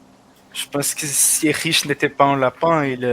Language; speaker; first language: French; non-native, learner; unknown